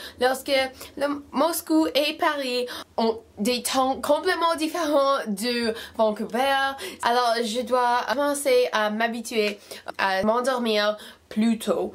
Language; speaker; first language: French; non-native, fluent; English